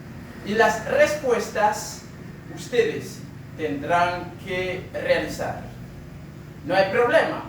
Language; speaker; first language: Spanish; non-native, fluent; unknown